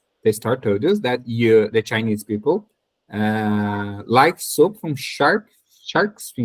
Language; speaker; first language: English; non-native, learner; Portuguese